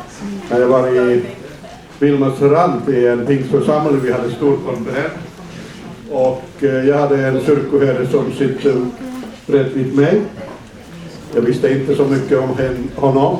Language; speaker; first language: Swedish; non-native, fluent; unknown